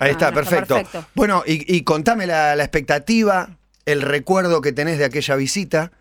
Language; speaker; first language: Spanish; native; Spanish